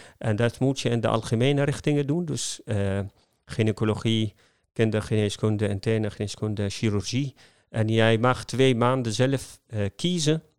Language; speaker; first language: Dutch; non-native, fluent; Arabic